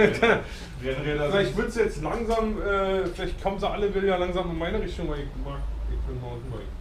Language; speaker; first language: German; native; German